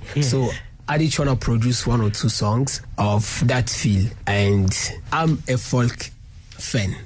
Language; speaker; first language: English; non-native, learner; Lingala